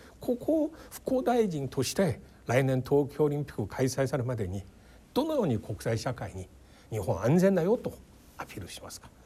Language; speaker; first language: Japanese; non-native, fluent; Chinese